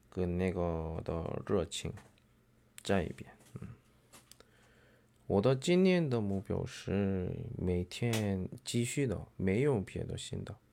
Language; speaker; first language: Chinese; non-native, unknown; Korean